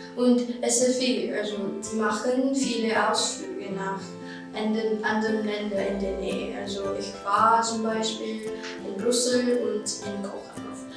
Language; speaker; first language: German; non-native, learner; Korean